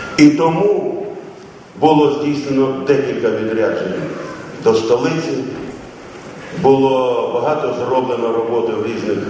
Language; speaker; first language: Ukrainian; native; Ukrainian